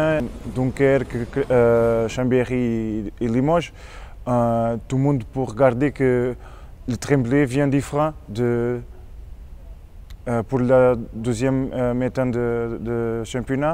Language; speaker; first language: French; non-native, learner; Portuguese